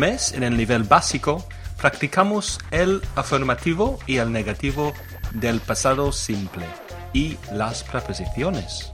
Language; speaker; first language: Spanish; non-native, fluent; English